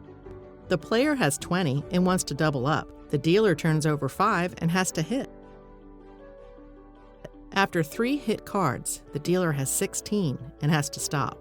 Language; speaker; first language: English; native; English